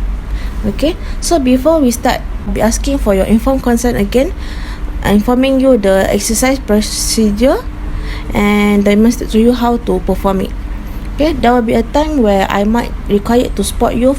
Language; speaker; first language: English; non-native, local second language; Malay